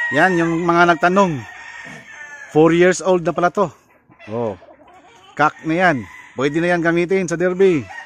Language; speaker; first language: Filipino; non-native, local second language; Cebuano